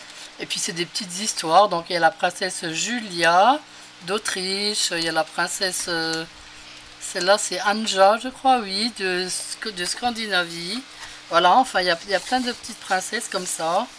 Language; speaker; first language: French; native; French